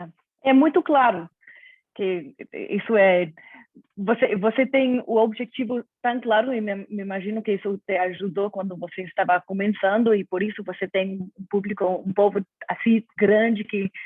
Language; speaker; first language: Portuguese; non-native, fluent; Spanish